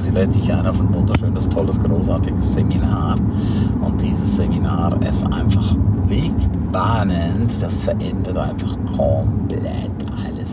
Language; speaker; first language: German; native; German